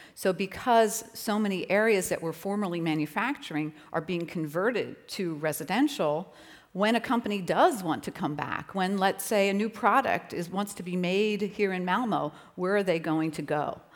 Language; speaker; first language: English; native; English